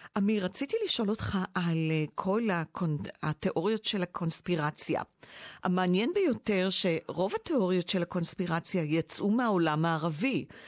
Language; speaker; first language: Hebrew; native; Hebrew